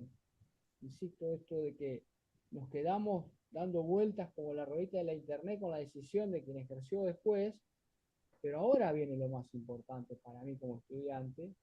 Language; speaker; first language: Spanish; native; Spanish